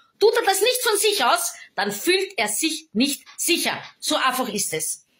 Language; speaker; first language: German; native; German